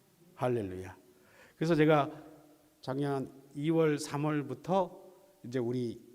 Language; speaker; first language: Korean; native; Korean